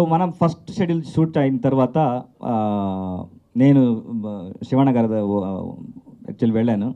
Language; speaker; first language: Telugu; non-native, local second language; Kannada